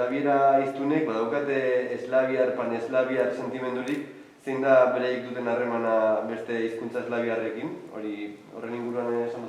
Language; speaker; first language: Basque; native; Basque